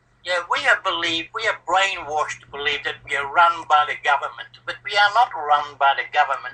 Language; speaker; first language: English; non-native, fluent; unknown